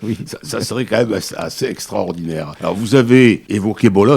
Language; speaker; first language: French; native; French